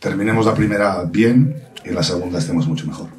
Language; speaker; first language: Spanish; non-native, local second language; Catalan